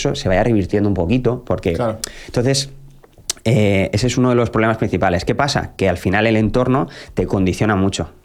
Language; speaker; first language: Spanish; native; Spanish